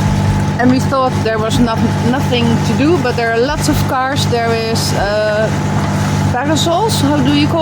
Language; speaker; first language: English; non-native, fluent; Dutch